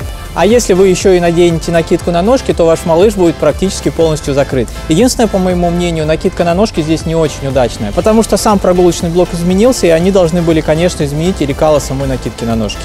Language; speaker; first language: Russian; native; Russian